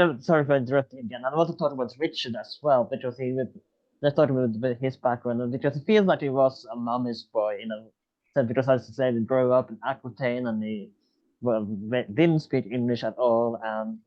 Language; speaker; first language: English; non-native, fluent; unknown